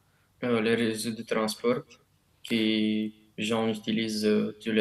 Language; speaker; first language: French; non-native, learner; Romanian